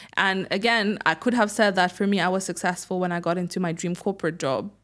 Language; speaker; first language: English; non-native, fluent; French